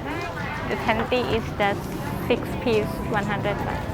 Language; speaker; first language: English; non-native, learner; Thai